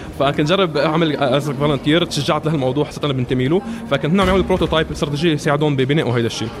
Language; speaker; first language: Arabic; native; Arabic